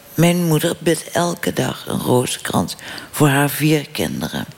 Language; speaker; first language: Dutch; native; Dutch